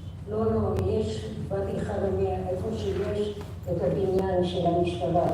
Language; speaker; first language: Hebrew; non-native, fluent; English